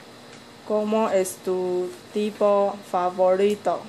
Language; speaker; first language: Spanish; non-native, learner; Chinese